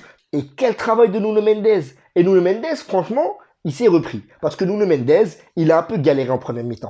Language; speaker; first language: French; native; French